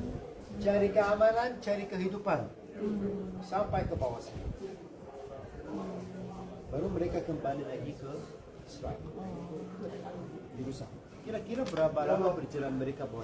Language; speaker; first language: Indonesian; non-native, fluent; Arabic